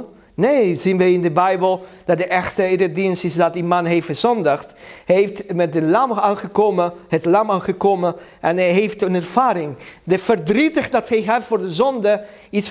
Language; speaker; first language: Dutch; non-native, learner; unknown